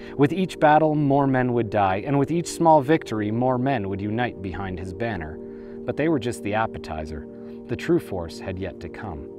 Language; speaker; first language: English; native; English